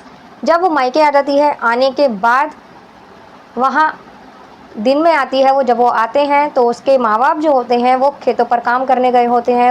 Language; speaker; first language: Hindi; native; Hindi